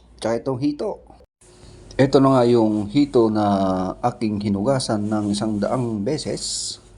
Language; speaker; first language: Filipino; native; Filipino